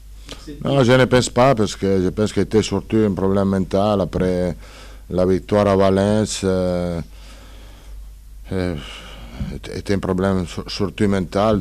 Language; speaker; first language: French; non-native, learner; Italian